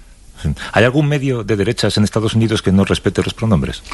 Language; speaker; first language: Spanish; native; Spanish